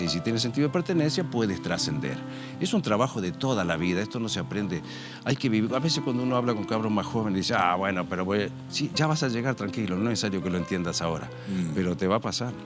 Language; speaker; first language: Spanish; native; Spanish